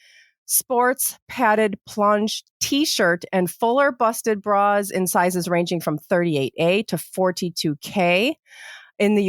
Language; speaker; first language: English; native; English